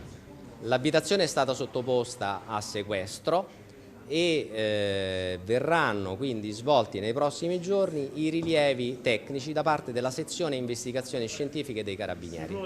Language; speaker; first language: Italian; native; Italian